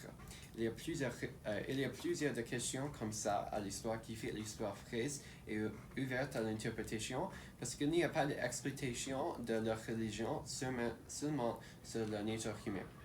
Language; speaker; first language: French; non-native, local second language; English